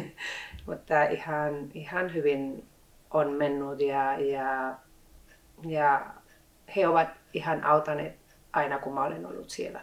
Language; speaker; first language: Finnish; non-native, fluent; Spanish